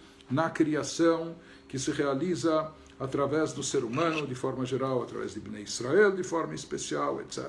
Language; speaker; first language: Portuguese; native; Portuguese